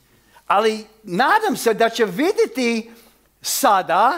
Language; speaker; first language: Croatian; early bilingual, heritage; Croatian